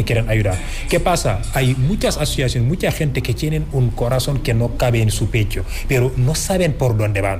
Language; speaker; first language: Spanish; non-native, fluent; Wolof